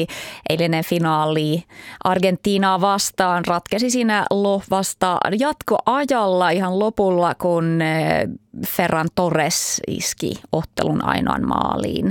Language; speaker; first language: Finnish; native; Finnish